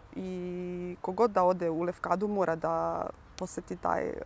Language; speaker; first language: Serbian; early bilingual, other home language; Slovenian